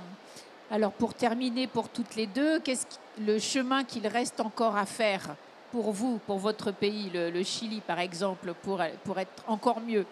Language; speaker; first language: French; native; French